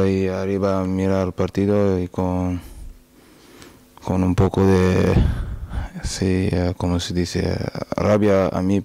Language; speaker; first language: Spanish; non-native, learner; Portuguese